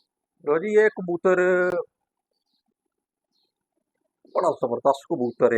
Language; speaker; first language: Hindi; non-native, local second language; Punjabi